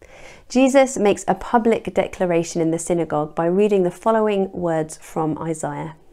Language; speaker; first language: English; native; English